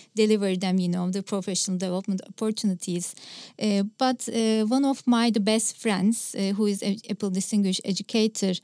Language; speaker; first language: English; non-native, fluent; Turkish